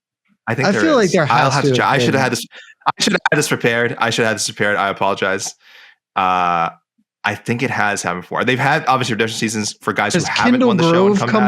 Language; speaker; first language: English; native; English